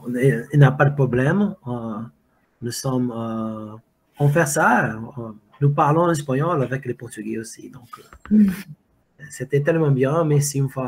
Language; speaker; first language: French; non-native, fluent; Portuguese